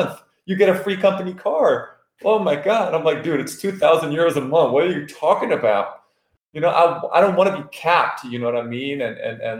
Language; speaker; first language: English; native; English